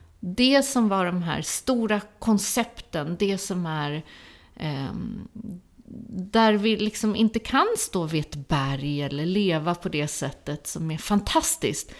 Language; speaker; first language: Swedish; early bilingual, other home language; Polish